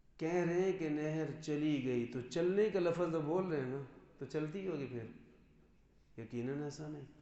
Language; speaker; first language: Urdu; non-native, local second language; Punjabi